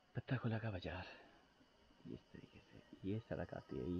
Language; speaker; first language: Hindi; native; Hindi